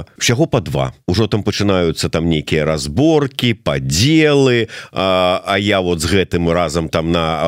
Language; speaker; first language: Belarusian; non-native, local second language; Russian